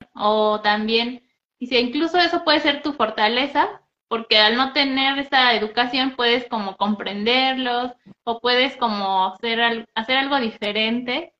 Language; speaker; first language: Spanish; native; Spanish